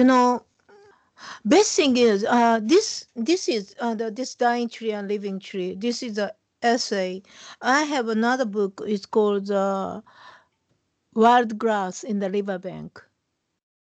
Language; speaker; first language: English; non-native, fluent; Japanese